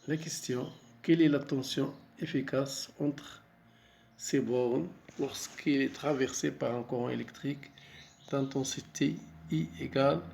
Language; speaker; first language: French; non-native, local second language; Arabic